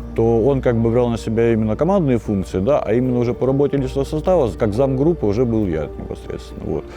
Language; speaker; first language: Russian; native; Russian